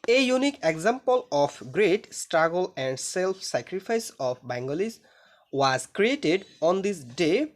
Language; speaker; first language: English; non-native, local second language; Bangla